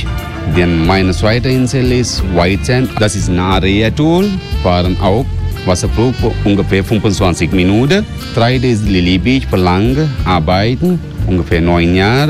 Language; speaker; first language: German; non-native, learner; Sinhala